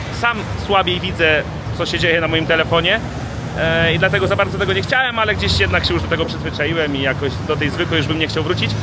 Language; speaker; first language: Polish; native; Polish